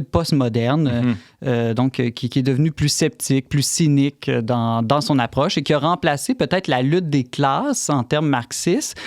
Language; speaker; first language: French; native; French